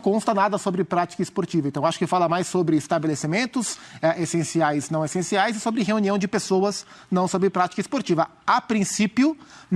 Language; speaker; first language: Portuguese; native; Portuguese